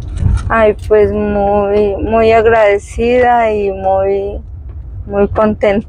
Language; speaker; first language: Spanish; native; Spanish